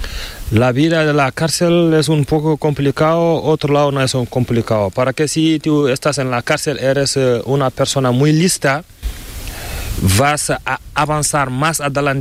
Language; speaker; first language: Spanish; non-native, learner; Fula